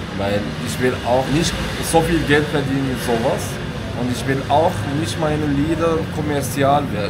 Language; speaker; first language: German; non-native, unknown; Arabic